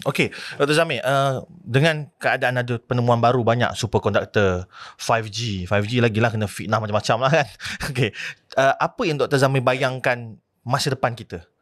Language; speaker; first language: Malay; native; Malay